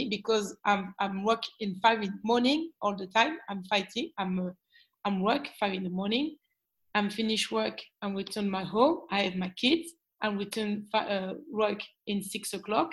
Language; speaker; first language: English; non-native, learner; French